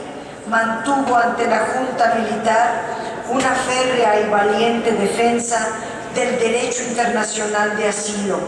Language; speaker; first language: Spanish; native; Spanish